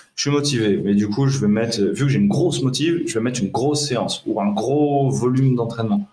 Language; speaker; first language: French; native; French